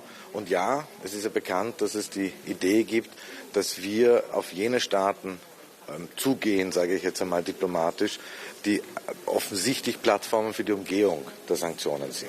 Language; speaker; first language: German; native; German